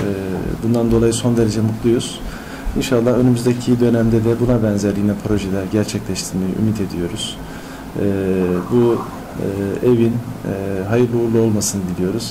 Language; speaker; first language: Turkish; native; Turkish